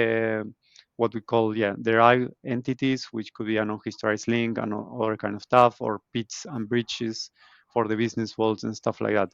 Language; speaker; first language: English; non-native, fluent; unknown